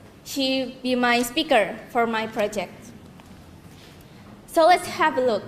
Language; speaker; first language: English; non-native, learner; Indonesian